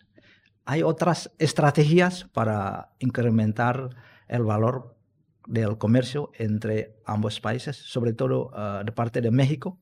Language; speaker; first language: Spanish; non-native, fluent; Indonesian